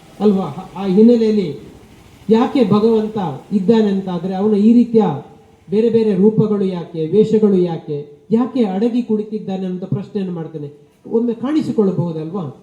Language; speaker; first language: Kannada; non-native, local second language; Tulu